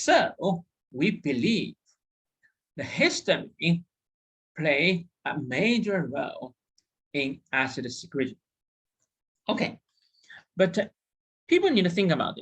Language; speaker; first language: English; non-native, fluent; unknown